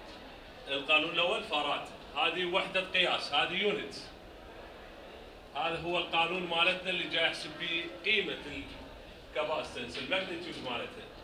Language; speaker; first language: Arabic; native; Arabic